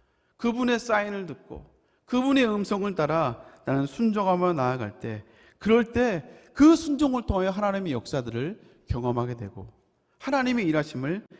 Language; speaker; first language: Korean; native; Korean